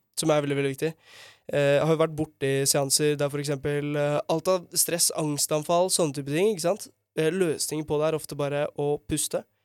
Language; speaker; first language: Norwegian; native; Norwegian